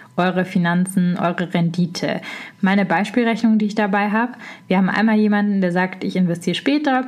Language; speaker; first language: German; native; German